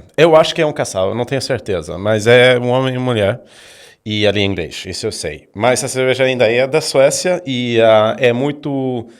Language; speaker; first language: Portuguese; non-native, fluent; Swedish